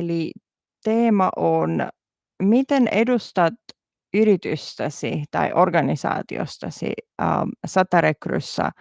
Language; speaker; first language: Finnish; non-native, learner; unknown